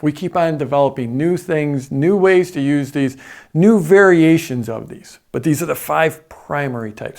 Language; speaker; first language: English; native; English